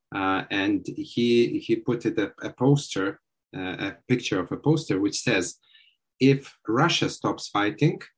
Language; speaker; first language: English; non-native, fluent; Lithuanian